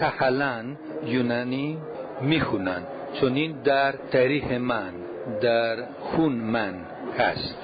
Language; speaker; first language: Persian; non-native, learner; Greek